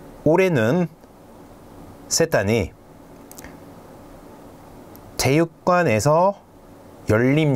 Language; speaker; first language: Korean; non-native, fluent; French